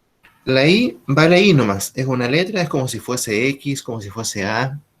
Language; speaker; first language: Spanish; native; Spanish